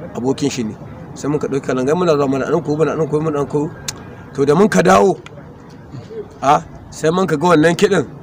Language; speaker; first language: Hausa; native; Hausa